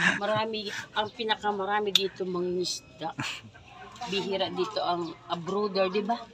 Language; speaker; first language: Filipino; non-native, local second language; Bikol